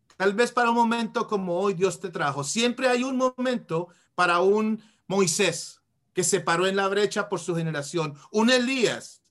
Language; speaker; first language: Spanish; native; Spanish